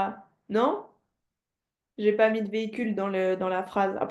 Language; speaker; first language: French; native; French